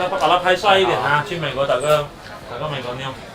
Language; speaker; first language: Chinese; native; Chinese